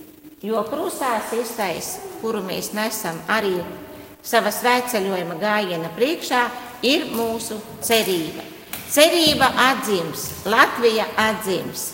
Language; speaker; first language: Latvian; native; Latvian